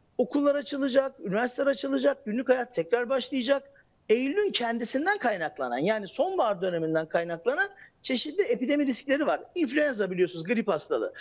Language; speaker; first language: Turkish; native; Turkish